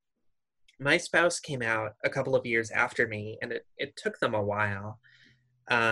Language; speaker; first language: English; native; English